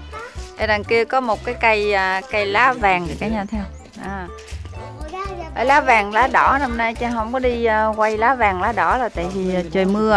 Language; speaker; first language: Vietnamese; native; Vietnamese